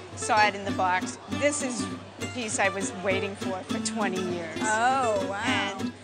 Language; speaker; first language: English; native; English